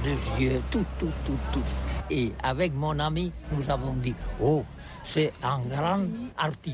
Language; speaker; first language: French; non-native, learner; Catalan